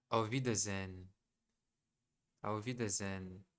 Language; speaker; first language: German; non-native, learner; English